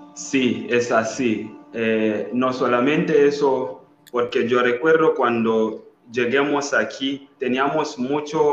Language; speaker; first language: Spanish; non-native, learner; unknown